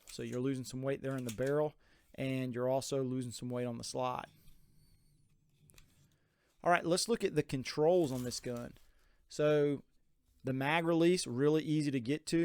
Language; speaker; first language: English; native; English